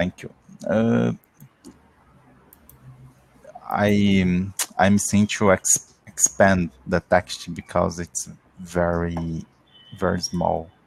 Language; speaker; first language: English; non-native, learner; Portuguese